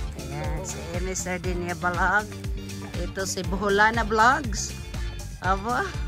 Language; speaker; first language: Filipino; non-native, local second language; Cebuano